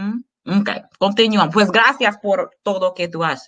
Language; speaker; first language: Spanish; non-native, learner; English